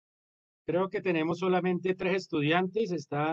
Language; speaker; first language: Spanish; native; Spanish